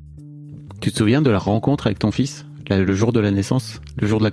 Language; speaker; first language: French; native; French